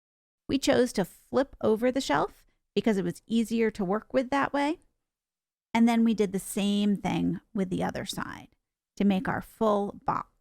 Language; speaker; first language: English; native; English